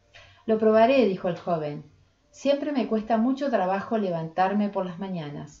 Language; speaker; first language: Spanish; native; Spanish